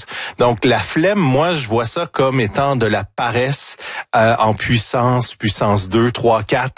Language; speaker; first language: French; native; French